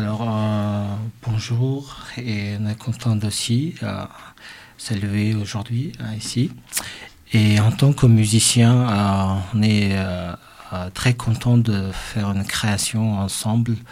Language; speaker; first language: French; non-native, learner; Mongolian